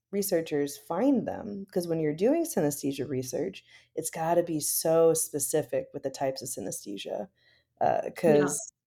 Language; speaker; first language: English; native; English